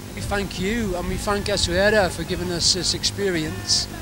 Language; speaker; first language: English; native; English